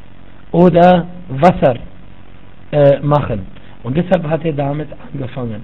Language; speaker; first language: German; non-native, fluent; Arabic